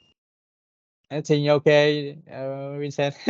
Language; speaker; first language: English; non-native, learner; Vietnamese